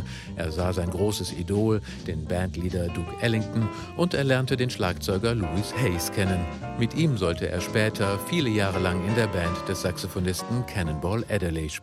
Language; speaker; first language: German; native; German